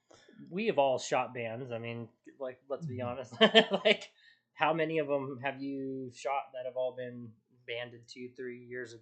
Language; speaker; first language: English; native; English